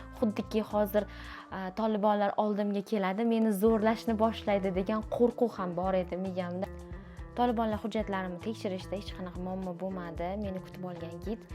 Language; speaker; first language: Uzbek; native; Uzbek